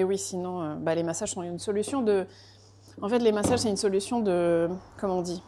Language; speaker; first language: French; native; French